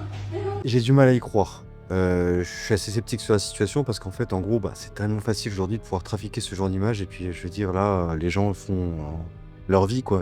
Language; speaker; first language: French; native; French